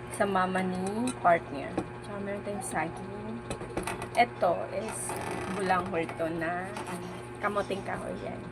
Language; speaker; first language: Filipino; non-native, local second language; Cebuano